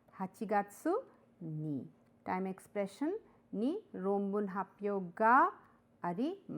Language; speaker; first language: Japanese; non-native, fluent; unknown